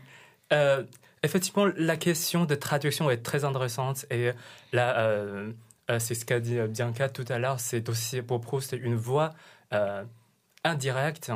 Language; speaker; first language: French; non-native, fluent; Chinese